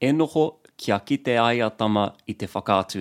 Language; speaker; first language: Māori; non-native, learner; English